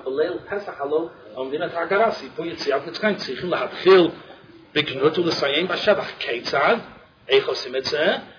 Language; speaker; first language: Hebrew; non-native, fluent; English